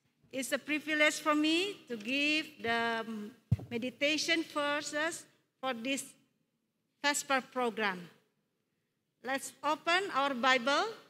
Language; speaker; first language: English; non-native, fluent; Indonesian